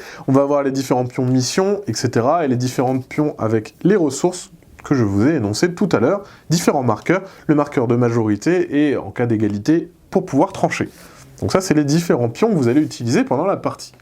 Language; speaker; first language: French; native; French